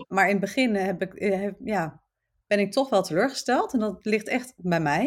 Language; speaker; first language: Dutch; native; Dutch